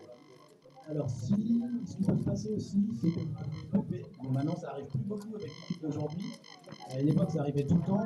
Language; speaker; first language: French; native; French